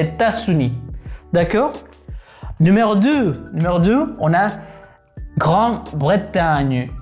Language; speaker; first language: French; non-native, fluent; Spanish